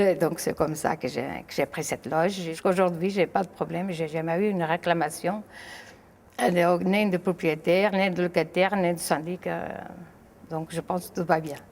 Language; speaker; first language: French; non-native, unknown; Portuguese